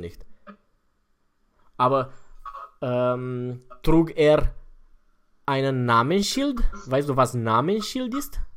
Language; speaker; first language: German; non-native, fluent; Romanian